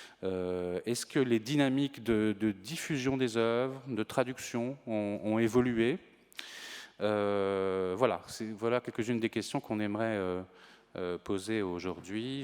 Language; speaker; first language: French; native; French